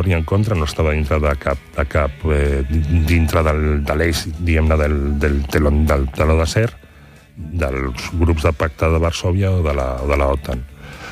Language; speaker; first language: Catalan; non-native, local second language; Spanish